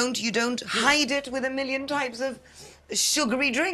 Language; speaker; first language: English; native; English